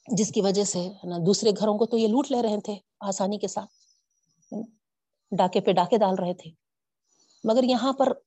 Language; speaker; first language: Urdu; native; Urdu